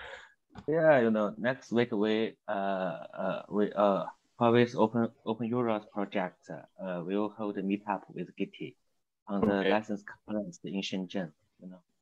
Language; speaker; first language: English; non-native, learner; Chinese